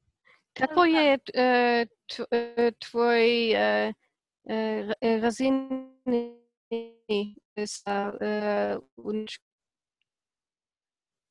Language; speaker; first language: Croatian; non-native, learner; Polish